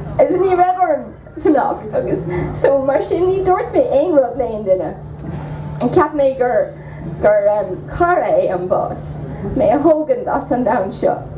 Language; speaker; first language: Irish; non-native, local second language; English